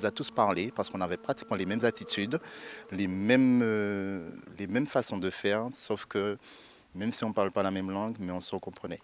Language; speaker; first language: French; native; French